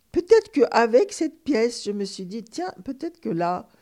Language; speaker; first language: French; non-native, fluent; Turkish